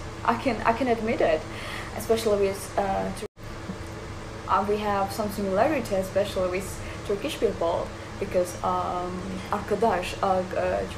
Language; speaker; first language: English; non-native, fluent; Urdu